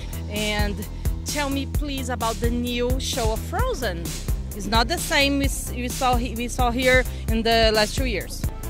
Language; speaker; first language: English; non-native, fluent; Portuguese